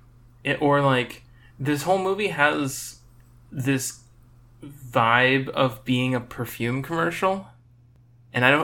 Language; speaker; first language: English; native; English